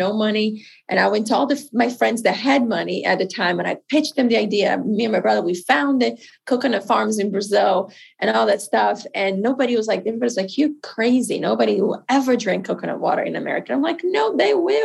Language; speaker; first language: English; non-native, fluent; Portuguese